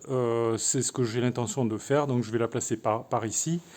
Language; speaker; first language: French; native; French